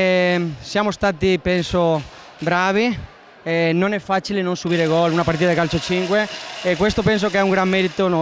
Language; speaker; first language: Italian; non-native, fluent; Spanish